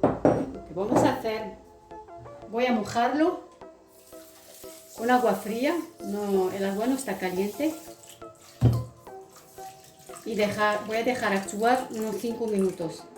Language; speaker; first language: Spanish; non-native, fluent; Arabic